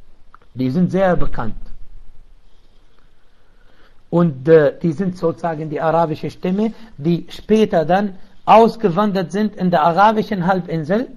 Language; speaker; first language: German; non-native, local second language; Arabic